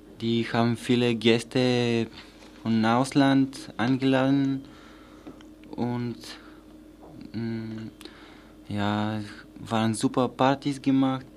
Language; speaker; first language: German; non-native, learner; Bulgarian